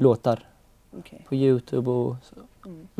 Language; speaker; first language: Swedish; early bilingual, other home language; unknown